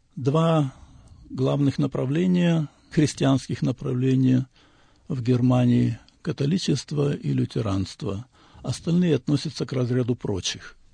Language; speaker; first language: Russian; native; Russian